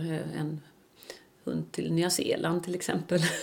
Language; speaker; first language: Swedish; native; Swedish